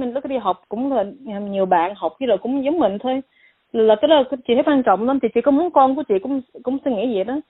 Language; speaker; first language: Vietnamese; early bilingual, heritage; Vietnamese